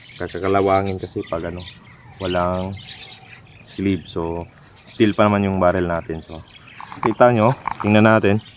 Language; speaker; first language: Filipino; non-native, local second language; Cebuano